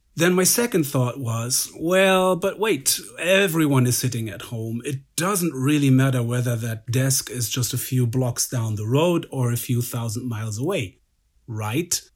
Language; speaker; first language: English; non-native, fluent; German